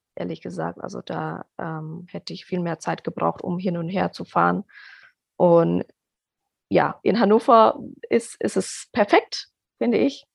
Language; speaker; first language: German; non-native, fluent; Indonesian